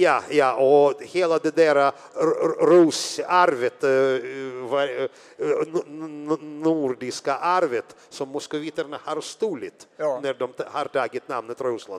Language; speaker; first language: Swedish; non-native, fluent; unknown